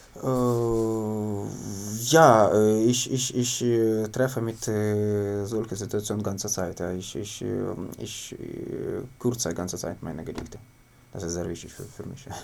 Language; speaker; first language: German; non-native, learner; Ukrainian